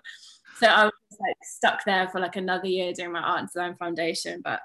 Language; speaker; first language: English; native; English